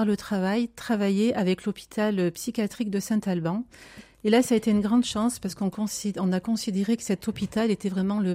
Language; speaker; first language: French; native; French